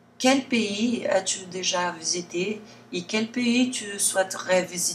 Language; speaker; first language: French; non-native, learner; Portuguese